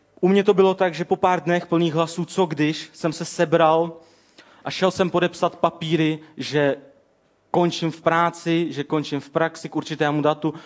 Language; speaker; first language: Czech; native; Czech